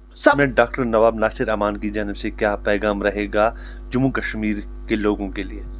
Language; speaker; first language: Hindi; non-native, local second language; Kashmiri